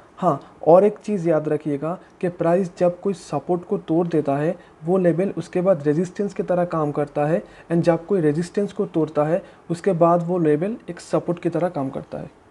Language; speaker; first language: Hindi; native; Hindi